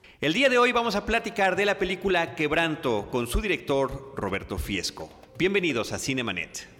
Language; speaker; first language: Spanish; native; Spanish